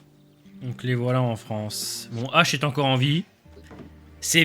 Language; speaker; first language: French; native; French